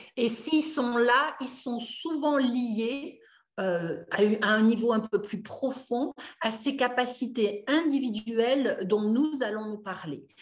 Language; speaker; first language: French; native; French